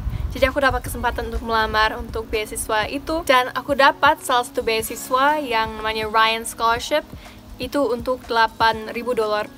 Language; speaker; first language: Indonesian; non-native, fluent; English